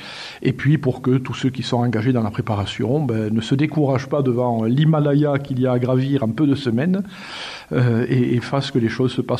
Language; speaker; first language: French; native; French